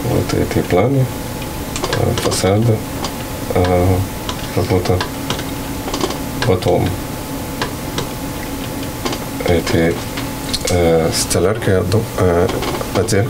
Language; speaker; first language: Russian; non-native, learner; Arabic